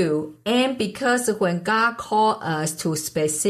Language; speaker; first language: English; non-native, fluent; Chinese